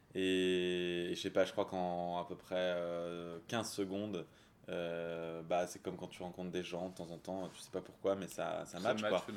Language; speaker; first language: French; native; French